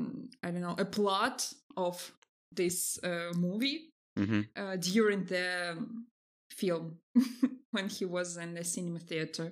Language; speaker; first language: English; non-native, fluent; Russian